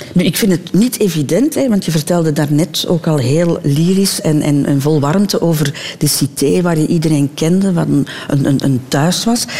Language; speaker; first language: Dutch; native; Dutch